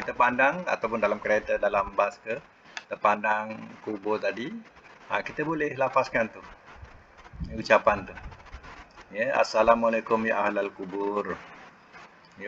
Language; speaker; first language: Malay; native; Malay